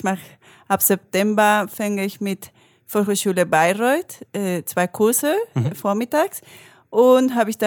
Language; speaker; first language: German; non-native, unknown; Spanish